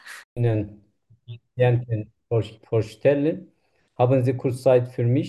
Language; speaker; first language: German; non-native, learner; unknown